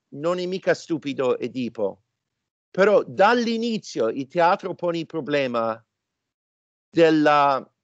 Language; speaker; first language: Italian; non-native, fluent; English